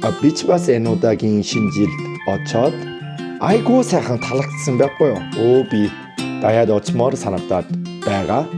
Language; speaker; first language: Mongolian; non-native, fluent; Korean